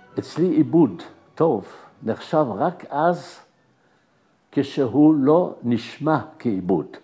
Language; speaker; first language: Hebrew; early bilingual, other home language; German